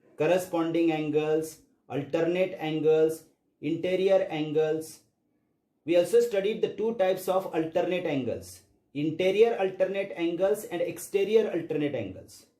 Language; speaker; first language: English; non-native, local second language; Marathi